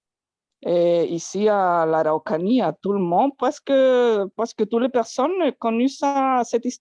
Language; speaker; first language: French; non-native, learner; Spanish